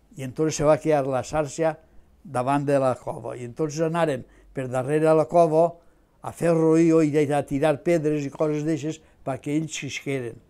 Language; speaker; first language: Catalan; native; Catalan